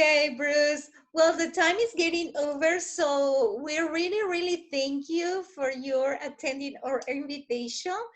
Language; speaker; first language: English; non-native, fluent; Spanish